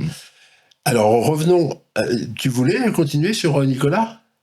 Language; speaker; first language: French; native; French